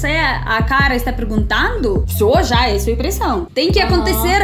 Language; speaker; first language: Portuguese; non-native, fluent; Russian